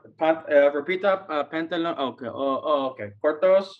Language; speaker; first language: Spanish; non-native, learner; English